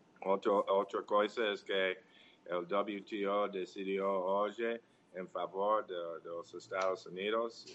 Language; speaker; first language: Portuguese; non-native, learner; English